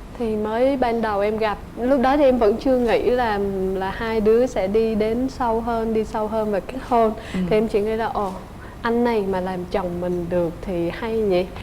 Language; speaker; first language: Vietnamese; native; Vietnamese